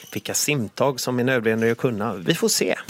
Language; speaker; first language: Swedish; native; Swedish